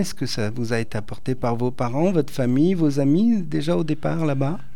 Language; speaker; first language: French; native; French